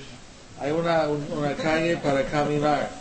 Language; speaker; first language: Spanish; non-native, learner; English